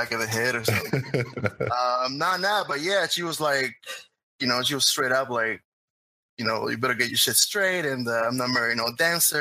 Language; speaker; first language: English; non-native, fluent; Spanish